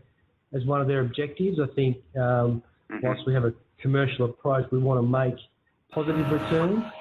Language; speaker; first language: English; native; English